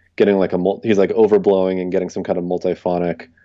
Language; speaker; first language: English; native; English